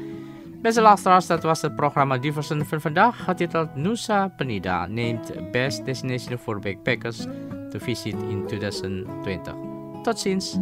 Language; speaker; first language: Dutch; non-native, fluent; Indonesian